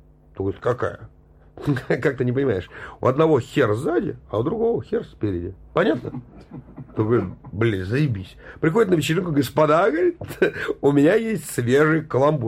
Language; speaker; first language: Russian; native; Russian